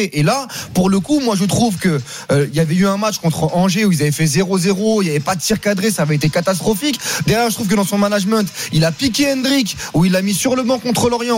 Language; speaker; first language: French; native; French